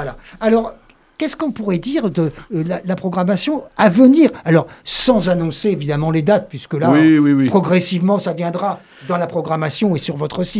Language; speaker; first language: French; native; French